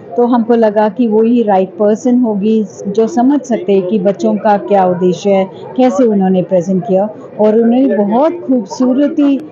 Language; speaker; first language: Hindi; non-native, local second language; Tamil